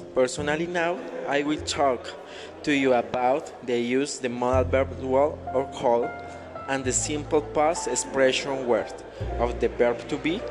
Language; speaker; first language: English; non-native, learner; Spanish